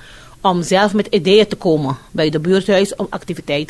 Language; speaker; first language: Dutch; non-native, fluent; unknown